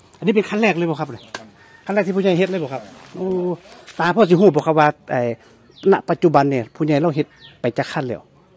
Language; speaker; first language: Thai; non-native, local second language; Northeastern Thai